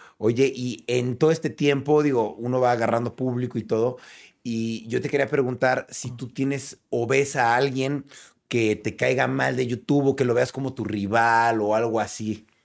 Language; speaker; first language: Spanish; native; Spanish